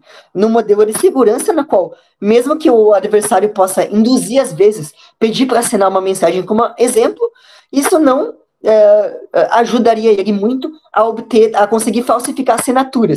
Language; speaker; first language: Portuguese; native; Portuguese